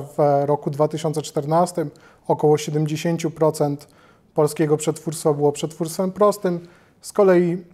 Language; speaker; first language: Polish; native; Polish